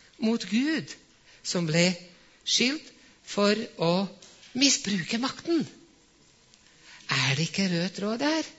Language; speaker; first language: Norwegian; non-native, fluent; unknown